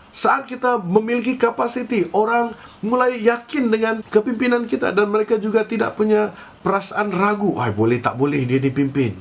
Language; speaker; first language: Malay; non-native, local second language; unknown